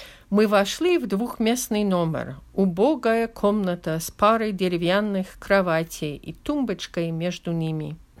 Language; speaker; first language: Russian; non-native, fluent; English